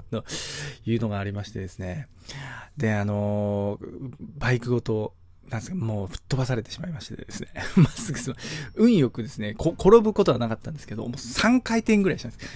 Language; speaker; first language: Japanese; native; Japanese